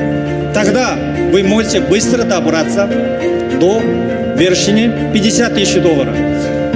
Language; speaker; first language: Russian; non-native, learner; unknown